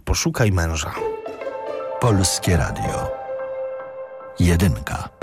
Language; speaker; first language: Polish; native; Polish